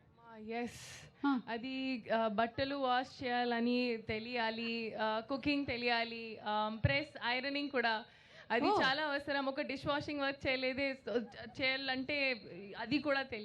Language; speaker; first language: Telugu; non-native, local second language; Hindi